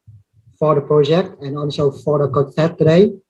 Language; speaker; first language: English; non-native, learner; Vietnamese